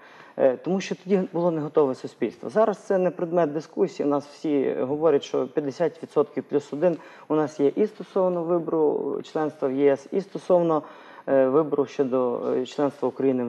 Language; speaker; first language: Ukrainian; native; Ukrainian